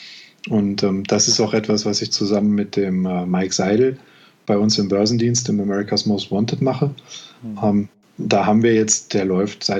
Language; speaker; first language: German; native; German